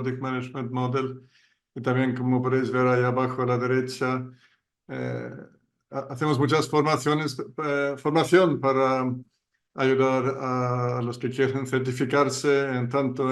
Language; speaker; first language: Spanish; non-native, fluent; Swedish